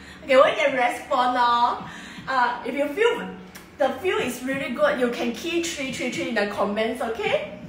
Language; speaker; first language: English; non-native, local second language; Chinese